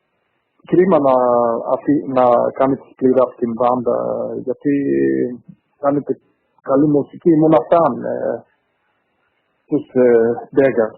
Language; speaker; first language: Greek; early bilingual, heritage; Greek